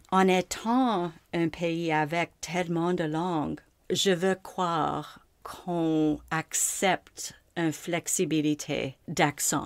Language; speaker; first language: French; non-native, local second language; English